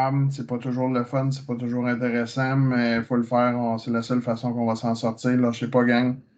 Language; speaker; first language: French; native; French